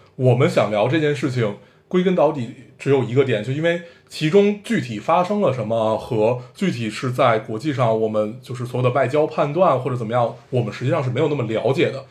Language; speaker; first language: Chinese; native; Chinese